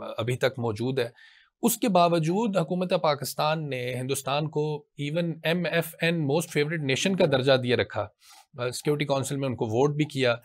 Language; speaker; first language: Urdu; non-native, local second language; Punjabi